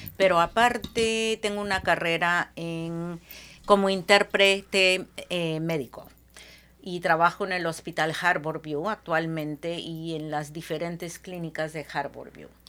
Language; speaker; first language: Spanish; early bilingual, heritage; Spanish